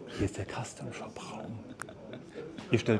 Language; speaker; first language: German; native; German